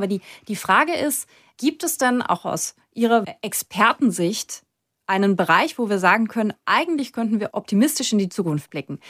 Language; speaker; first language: German; native; German